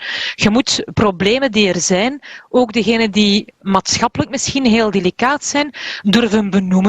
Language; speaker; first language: Dutch; native; Dutch